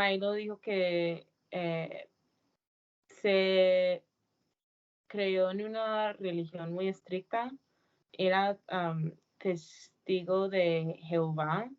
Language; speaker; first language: Spanish; early bilingual, heritage; Spanish